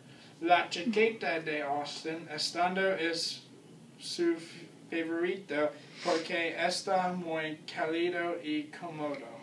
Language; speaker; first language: Spanish; non-native, learner; English